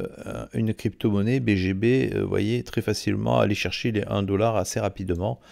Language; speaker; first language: French; native; French